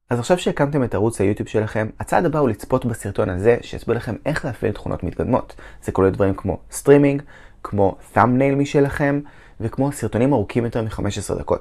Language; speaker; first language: Hebrew; native; Hebrew